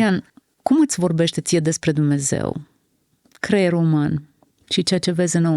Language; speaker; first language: Romanian; native; Romanian